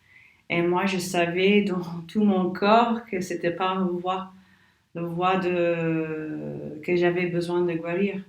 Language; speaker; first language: French; non-native, learner; English